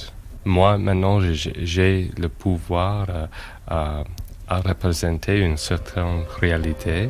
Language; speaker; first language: French; non-native, fluent; English